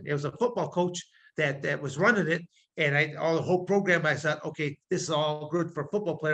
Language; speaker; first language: English; native; English